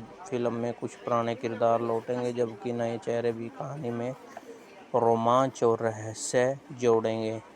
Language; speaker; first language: Hindi; native; Hindi